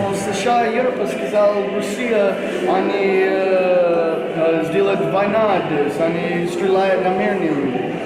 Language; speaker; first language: Russian; non-native, learner; English